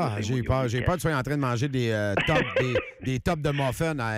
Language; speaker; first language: French; native; French